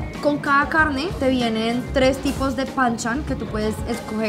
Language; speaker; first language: Spanish; native; Spanish